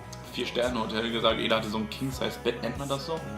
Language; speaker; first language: German; native; German